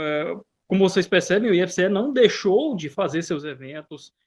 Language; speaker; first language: Portuguese; native; Portuguese